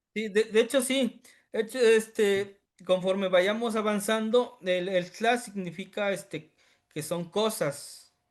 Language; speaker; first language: Spanish; native; Spanish